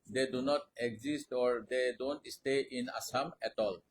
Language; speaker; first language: English; non-native, local second language; Assamese